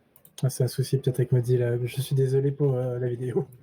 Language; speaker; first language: French; native; French